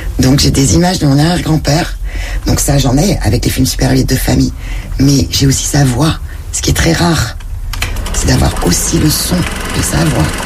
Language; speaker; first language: French; native; French